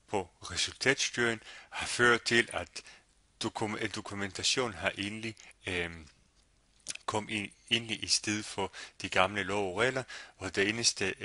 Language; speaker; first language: Danish; non-native, fluent; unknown